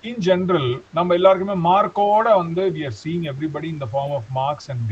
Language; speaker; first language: English; non-native, local second language; Tamil